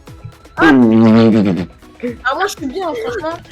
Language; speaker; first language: French; native; French